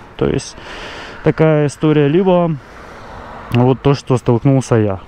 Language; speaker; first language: Russian; native; Russian